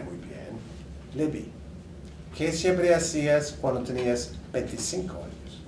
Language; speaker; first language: Spanish; non-native, fluent; English